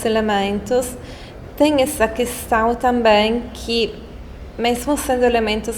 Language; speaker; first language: Portuguese; non-native, fluent; Italian